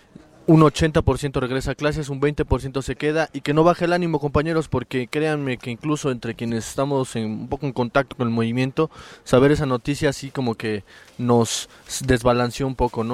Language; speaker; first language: Spanish; native; Spanish